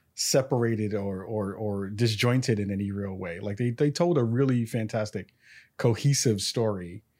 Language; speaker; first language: English; native; English